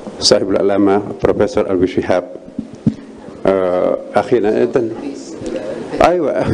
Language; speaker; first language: Arabic; non-native, fluent; Indonesian